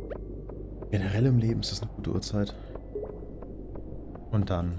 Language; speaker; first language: German; native; German